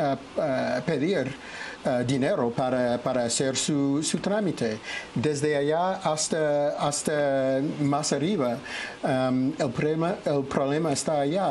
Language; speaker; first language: Spanish; non-native, fluent; English